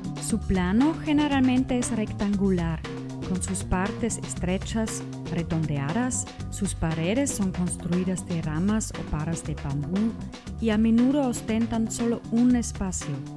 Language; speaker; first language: Spanish; non-native, fluent; German